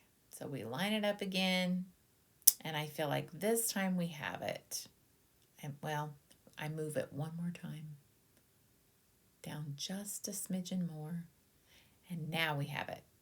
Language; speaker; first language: English; native; English